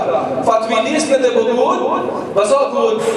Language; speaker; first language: Swedish; early bilingual, other home language; Arabic